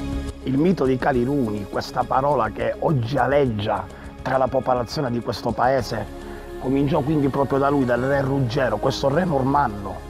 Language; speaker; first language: Italian; native; Italian